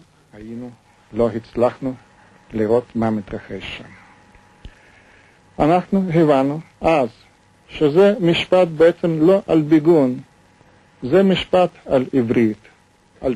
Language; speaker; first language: Hebrew; non-native, fluent; Russian